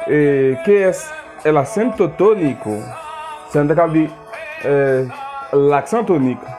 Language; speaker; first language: Spanish; non-native, learner; Haitian Creole